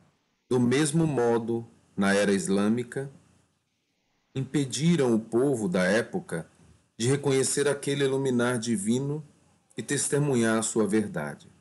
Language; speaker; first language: Portuguese; native; Portuguese